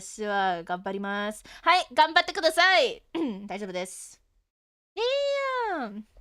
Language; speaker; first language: Japanese; non-native, learner; English